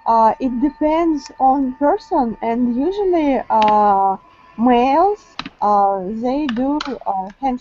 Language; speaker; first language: English; non-native, learner; Russian